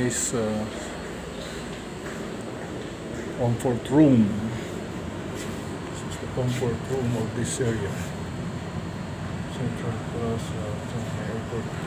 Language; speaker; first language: English; non-native, local second language; Filipino